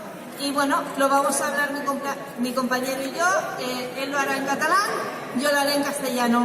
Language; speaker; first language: Spanish; native; Spanish